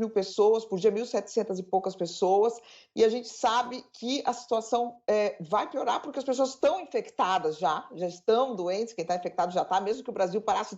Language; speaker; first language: Portuguese; native; Portuguese